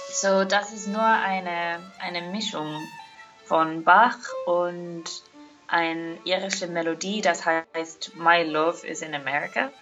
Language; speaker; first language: German; non-native, learner; English